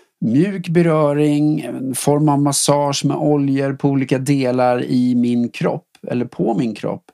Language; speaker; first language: Swedish; native; Swedish